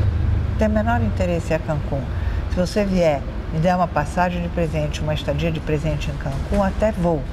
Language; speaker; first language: Portuguese; early bilingual, other home language; Italian